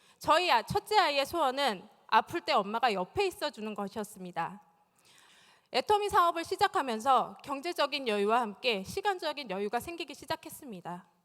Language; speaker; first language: Korean; native; Korean